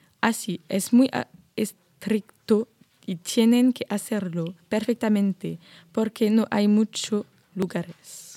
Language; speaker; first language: Spanish; non-native, learner; French